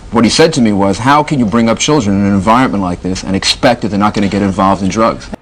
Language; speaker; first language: English; native; English